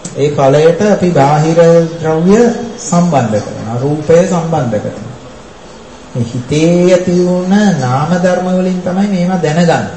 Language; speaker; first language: Sinhala; native; Sinhala